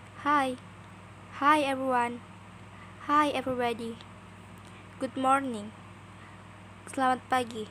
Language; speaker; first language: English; non-native, learner; Indonesian